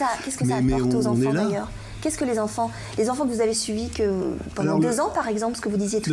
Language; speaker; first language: French; native; French